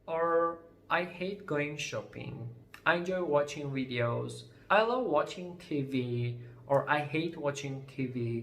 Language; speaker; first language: English; non-native, fluent; Armenian